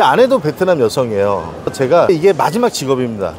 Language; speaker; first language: Korean; native; Korean